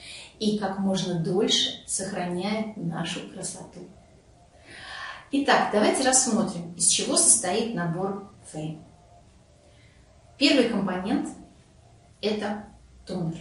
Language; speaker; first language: Russian; native; Russian